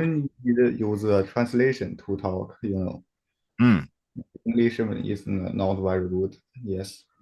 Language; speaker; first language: English; non-native, learner; Chinese